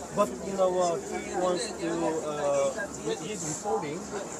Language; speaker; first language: English; non-native, local second language; Korean